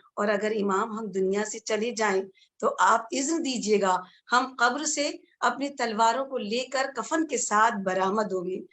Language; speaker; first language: Urdu; native; Urdu